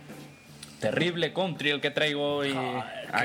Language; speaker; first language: Spanish; native; Spanish